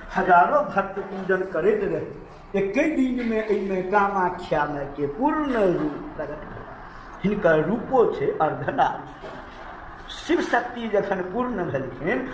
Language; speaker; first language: Maithili; native; Maithili